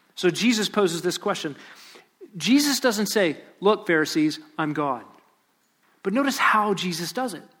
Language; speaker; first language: English; native; English